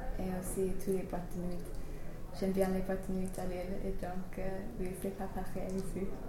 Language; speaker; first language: French; non-native, learner; English